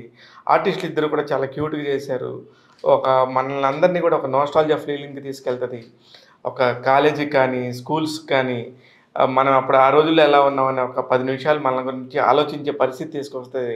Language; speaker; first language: Telugu; native; Telugu